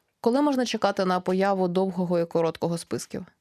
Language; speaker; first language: Ukrainian; native; Ukrainian